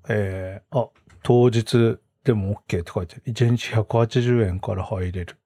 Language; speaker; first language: Japanese; native; Japanese